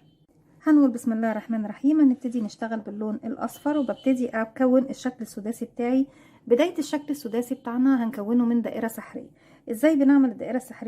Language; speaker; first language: Arabic; native; Arabic